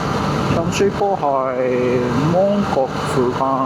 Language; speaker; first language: Cantonese; non-native, learner; Japanese